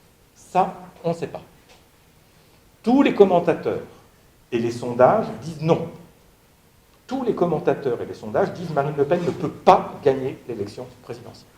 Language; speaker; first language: French; native; French